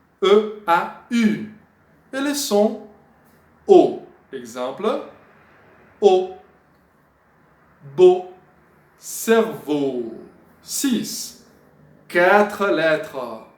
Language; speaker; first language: French; non-native, fluent; Portuguese